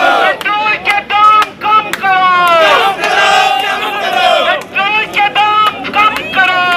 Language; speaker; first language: Hindi; native; Hindi